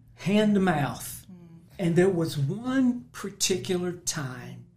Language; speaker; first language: English; native; English